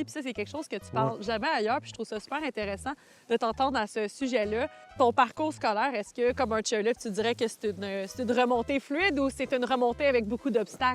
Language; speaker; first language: French; native; French